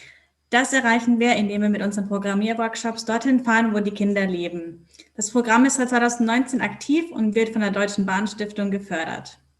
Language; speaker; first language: German; native; German